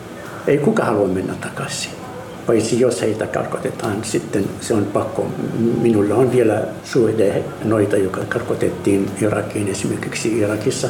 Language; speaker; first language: Finnish; non-native, learner; Arabic